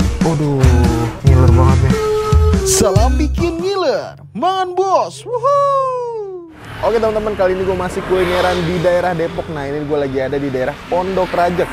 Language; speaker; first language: Indonesian; native; Indonesian